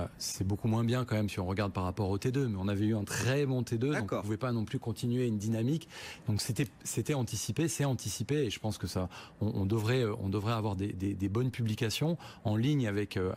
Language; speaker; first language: French; native; French